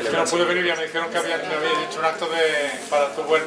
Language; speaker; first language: Spanish; native; Spanish